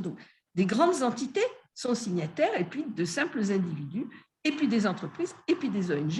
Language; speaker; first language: French; native; French